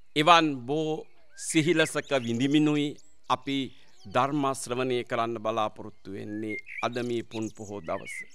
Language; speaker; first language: Sinhala; native; Sinhala